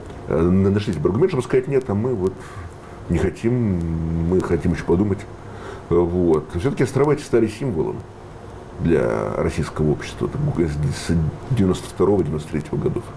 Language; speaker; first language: Russian; native; Russian